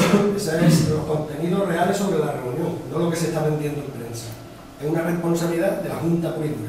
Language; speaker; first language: Spanish; native; Spanish